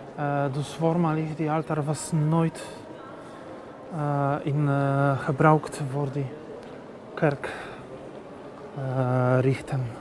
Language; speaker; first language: Dutch; non-native, learner; Polish